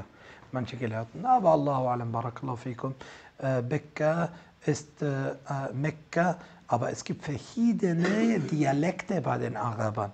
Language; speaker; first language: German; non-native, fluent; Arabic